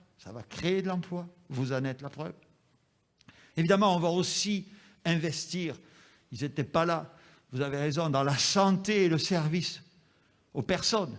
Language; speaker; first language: French; native; French